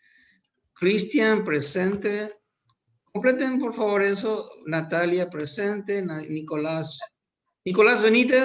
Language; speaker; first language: Spanish; native; Spanish